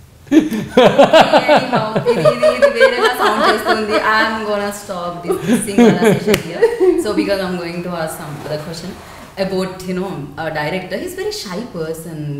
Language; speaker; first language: English; non-native, local second language; Telugu